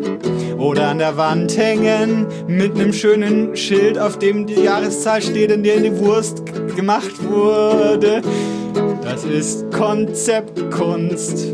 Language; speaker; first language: German; native; German